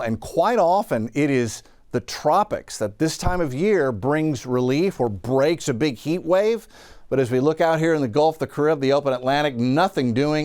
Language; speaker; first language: English; native; English